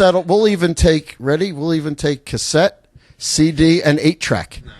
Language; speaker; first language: English; native; English